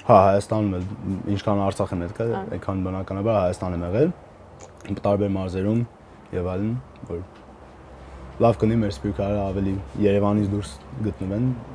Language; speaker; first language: Armenian; early bilingual, heritage; Armenian